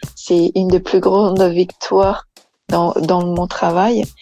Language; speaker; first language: French; non-native, fluent; Portuguese